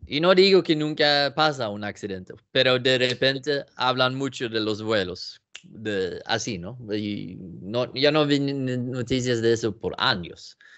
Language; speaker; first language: Spanish; non-native, learner; Swedish